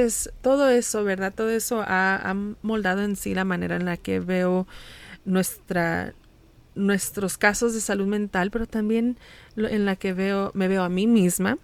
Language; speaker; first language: Spanish; early bilingual, heritage; Spanish